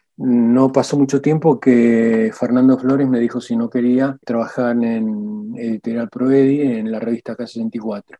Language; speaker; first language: Spanish; native; Spanish